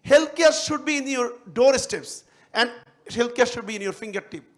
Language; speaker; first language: English; non-native, local second language; Bangla